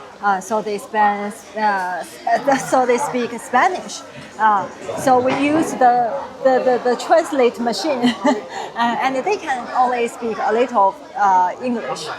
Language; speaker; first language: English; non-native, fluent; Chinese